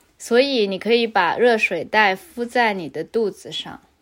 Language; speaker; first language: Chinese; native; Chinese